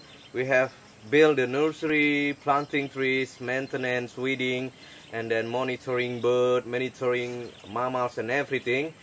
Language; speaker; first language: English; non-native, learner; Indonesian